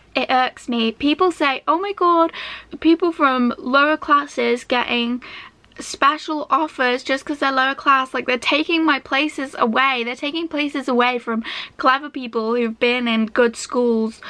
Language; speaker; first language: English; native; English